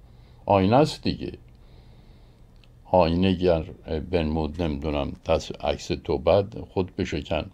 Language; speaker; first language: Persian; native; Persian